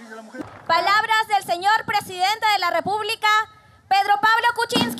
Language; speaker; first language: Spanish; native; Spanish